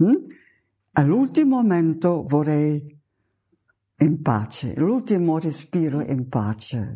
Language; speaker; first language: Italian; non-native, fluent; German